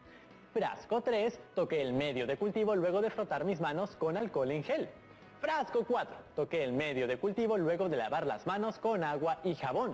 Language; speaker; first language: Spanish; native; Spanish